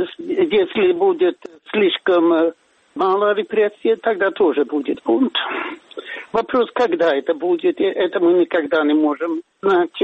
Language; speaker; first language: Russian; non-native, fluent; Swedish